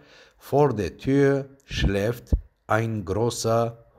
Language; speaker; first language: German; non-native, fluent; Turkish